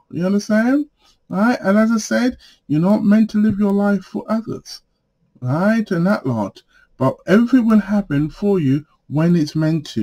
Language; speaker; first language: English; native; English